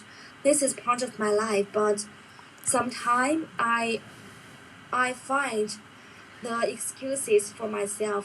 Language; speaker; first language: English; non-native, learner; Chinese